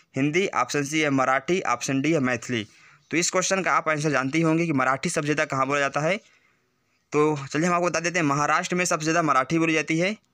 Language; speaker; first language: Hindi; native; Hindi